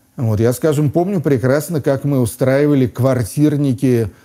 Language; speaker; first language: Russian; native; Russian